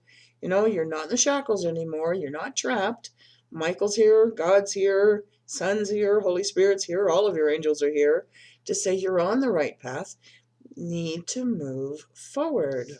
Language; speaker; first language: English; native; English